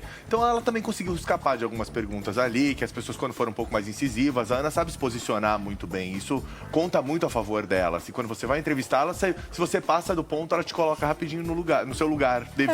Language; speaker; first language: Portuguese; native; Portuguese